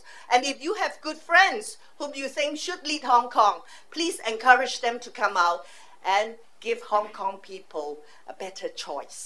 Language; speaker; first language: English; non-native, local second language; Cantonese